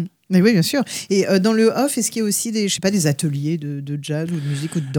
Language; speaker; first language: French; native; French